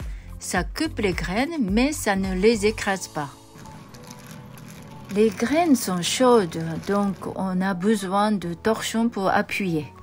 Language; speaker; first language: French; non-native, fluent; Japanese